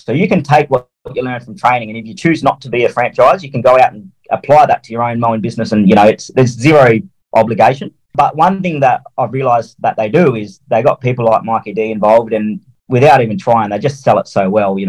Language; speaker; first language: English; native; English